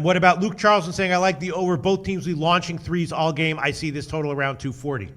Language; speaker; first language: English; native; English